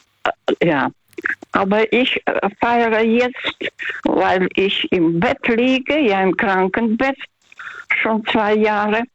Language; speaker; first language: German; non-native, fluent; Russian